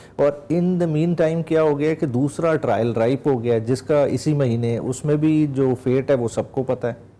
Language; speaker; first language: Urdu; non-native, local second language; Punjabi